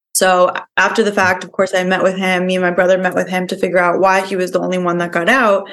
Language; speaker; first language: English; early bilingual, other home language; Spanish